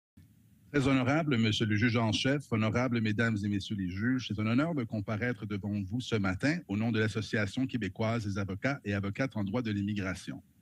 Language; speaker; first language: French; native; French